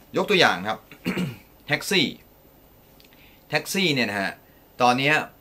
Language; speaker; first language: Thai; non-native, fluent; Japanese